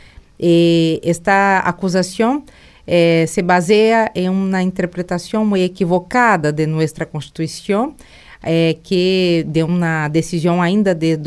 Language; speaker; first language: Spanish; non-native, learner; Portuguese